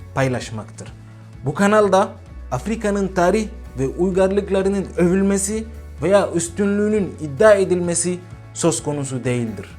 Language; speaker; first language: Turkish; non-native, fluent; Arabic